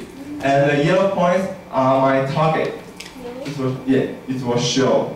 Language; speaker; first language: English; non-native, learner; Chinese